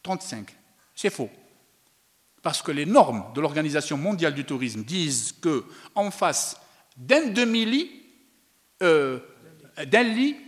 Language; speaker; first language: French; non-native, local second language; Arabic